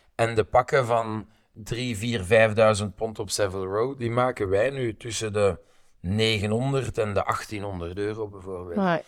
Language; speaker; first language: Dutch; native; Dutch